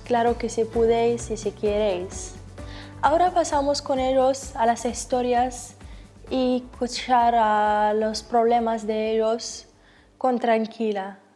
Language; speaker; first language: Spanish; non-native, learner; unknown